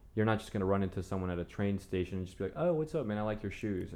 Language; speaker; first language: English; early bilingual, other home language; Spanish